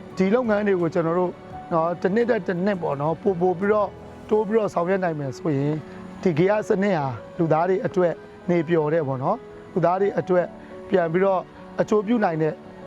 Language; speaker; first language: Burmese; native; Burmese